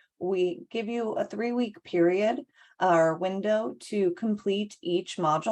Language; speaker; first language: English; native; English